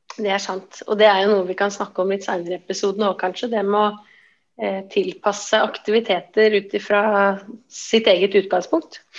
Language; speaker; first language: Norwegian; native; Norwegian